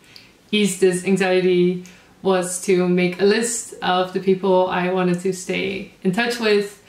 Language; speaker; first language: English; non-native, fluent; Dutch